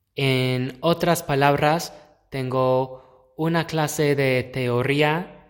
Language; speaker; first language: Spanish; non-native, fluent; English